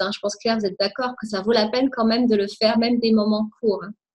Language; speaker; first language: French; native; French